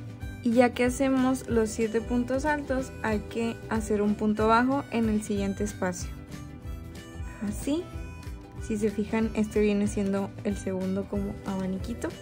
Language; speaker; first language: Spanish; native; Spanish